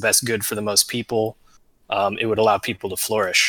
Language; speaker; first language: English; native; English